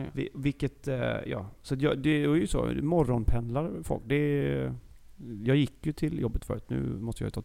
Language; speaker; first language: Swedish; native; Swedish